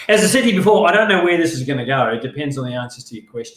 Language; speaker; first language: English; native; English